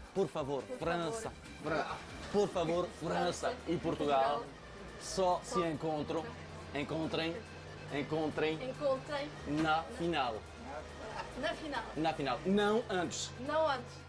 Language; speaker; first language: Portuguese; early bilingual, heritage; French